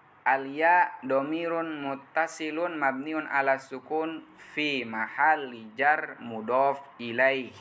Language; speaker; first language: Arabic; non-native, fluent; Indonesian